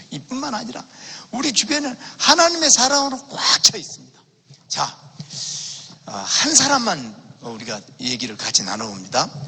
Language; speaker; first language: Korean; native; Korean